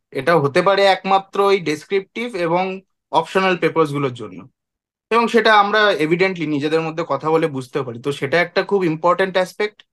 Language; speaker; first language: Bangla; non-native, local second language; Nepali